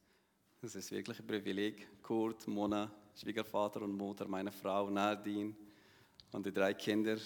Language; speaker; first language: German; non-native, learner; Arabic